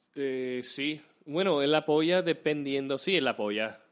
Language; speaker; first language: Spanish; non-native, fluent; English